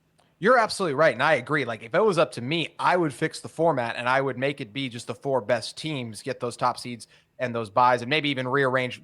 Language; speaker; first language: English; native; English